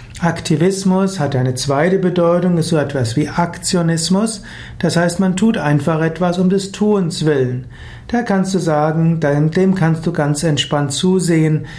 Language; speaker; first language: German; native; German